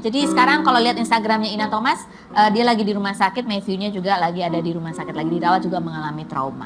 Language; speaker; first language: Indonesian; native; Indonesian